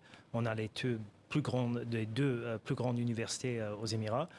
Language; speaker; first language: French; non-native, fluent; Arabic